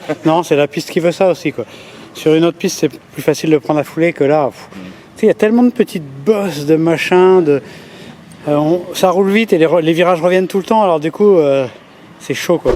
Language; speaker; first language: French; native; French